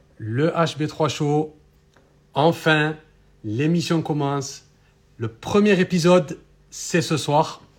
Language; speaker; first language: French; native; French